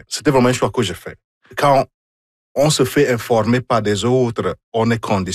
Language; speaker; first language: French; non-native, fluent; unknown